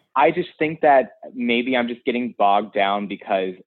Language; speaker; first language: English; native; English